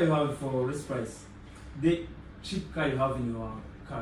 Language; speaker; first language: English; non-native, local second language; Kinyarwanda